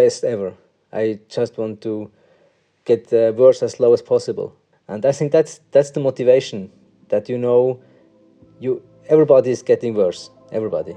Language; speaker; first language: English; non-native, fluent; Swiss German